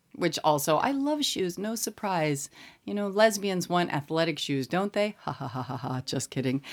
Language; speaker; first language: English; native; English